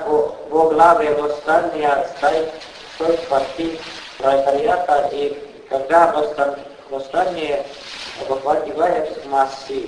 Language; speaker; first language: Russian; non-native, fluent; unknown